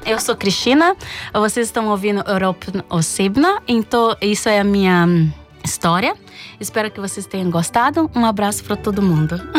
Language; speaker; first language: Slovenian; non-native, fluent; Portuguese